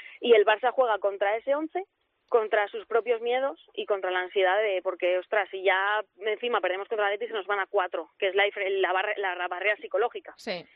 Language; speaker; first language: Spanish; native; Spanish